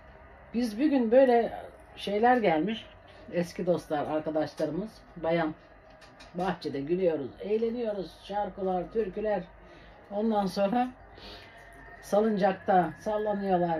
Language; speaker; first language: Turkish; native; Turkish